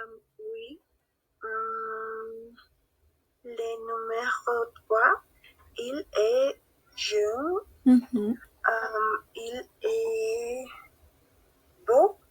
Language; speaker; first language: French; non-native, learner; Spanish